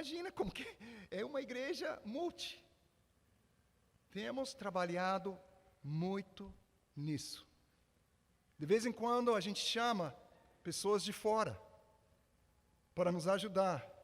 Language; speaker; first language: Portuguese; non-native, fluent; English